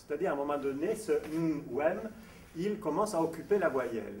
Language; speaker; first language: French; non-native, fluent; Italian